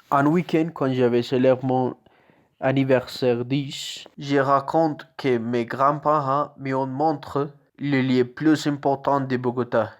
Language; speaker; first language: French; non-native, learner; Spanish